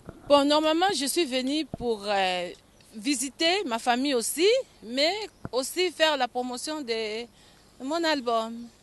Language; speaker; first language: French; non-native, local second language; Lingala